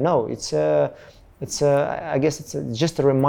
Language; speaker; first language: English; non-native, fluent; Russian